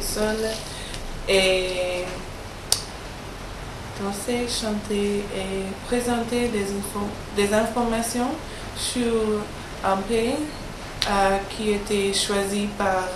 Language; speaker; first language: French; non-native, learner; English